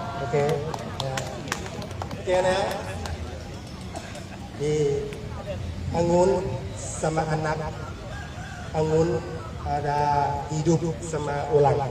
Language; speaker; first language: Indonesian; non-native, learner; Thai